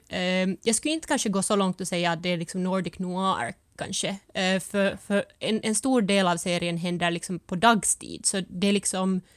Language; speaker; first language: Swedish; early bilingual, other home language; Finnish